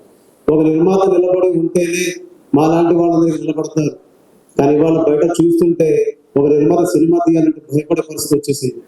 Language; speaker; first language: Telugu; native; Telugu